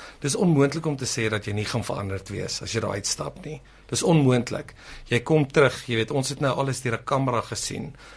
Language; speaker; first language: Afrikaans; native; Afrikaans